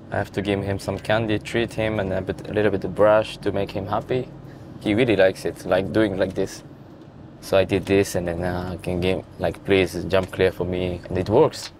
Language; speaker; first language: English; non-native, learner; Japanese